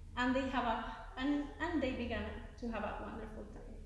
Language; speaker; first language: English; non-native, fluent; Spanish